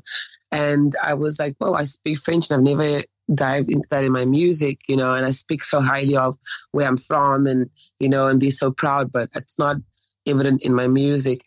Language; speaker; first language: English; early bilingual, other home language; French